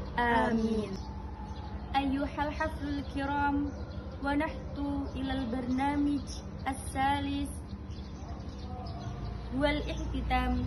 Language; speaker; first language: Arabic; non-native, learner; Indonesian